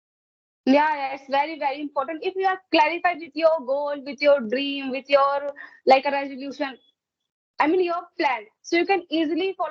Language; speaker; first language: English; non-native, learner; Hindi